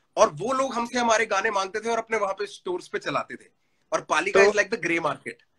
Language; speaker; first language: Hindi; native; Hindi